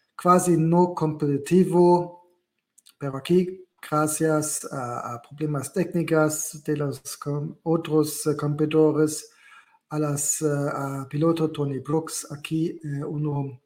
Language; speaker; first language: Spanish; non-native, learner; German